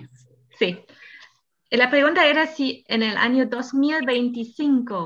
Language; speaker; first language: Spanish; non-native, fluent; German